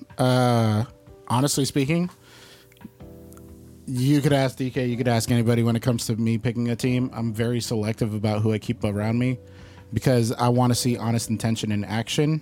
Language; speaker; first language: English; early bilingual, other home language; Spanish